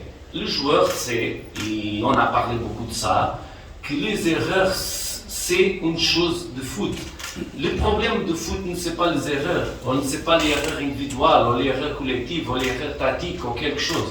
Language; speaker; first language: French; non-native, fluent; Portuguese